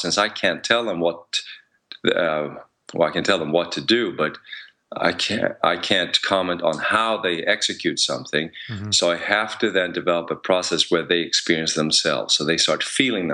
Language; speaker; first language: English; non-native, fluent; Swedish